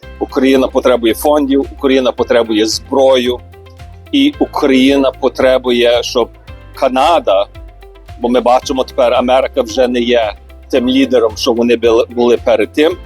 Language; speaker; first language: Ukrainian; early bilingual, heritage; Ukrainian